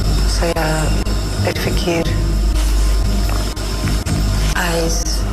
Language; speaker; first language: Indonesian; non-native, learner; English